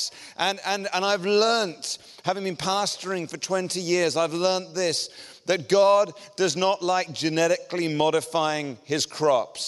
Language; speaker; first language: English; native; English